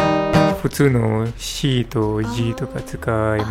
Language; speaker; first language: Japanese; non-native, learner; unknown